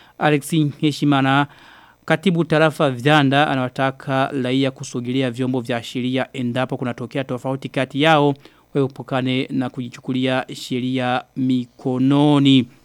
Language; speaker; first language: Swahili; non-native, local second language; Rundi